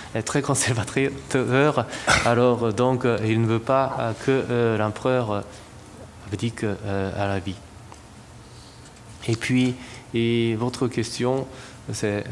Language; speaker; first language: French; non-native, fluent; Japanese